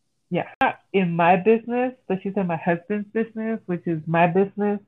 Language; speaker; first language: English; early bilingual, other home language; Spanish